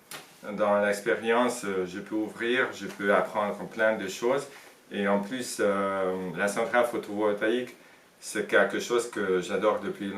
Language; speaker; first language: French; non-native, fluent; Hungarian